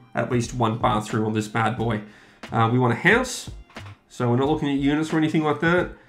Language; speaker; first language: English; native; English